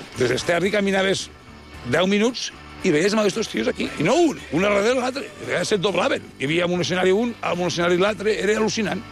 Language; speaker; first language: Catalan; native; Catalan